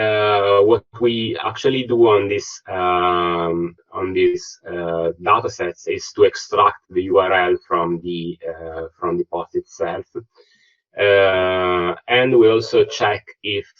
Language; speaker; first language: English; non-native, fluent; Italian